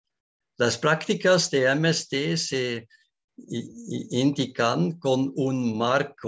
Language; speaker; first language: Spanish; non-native, learner; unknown